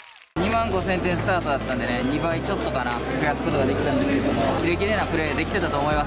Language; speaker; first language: Japanese; native; Japanese